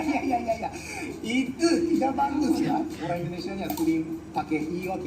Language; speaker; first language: Indonesian; non-native, learner; Japanese